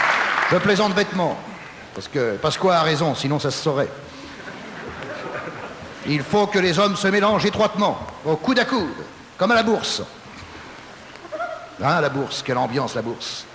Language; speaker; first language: French; native; French